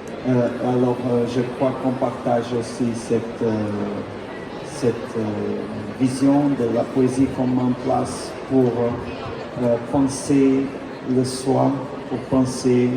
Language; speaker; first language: French; non-native, fluent; Portuguese